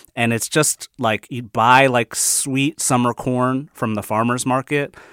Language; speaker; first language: English; early bilingual, other home language; Chinese